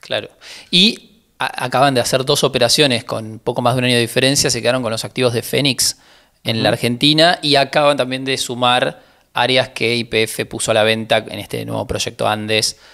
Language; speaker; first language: Spanish; native; Spanish